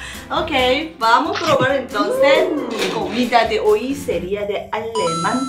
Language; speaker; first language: Spanish; non-native, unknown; Korean